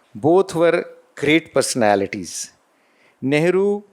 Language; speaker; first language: English; non-native, local second language; Marathi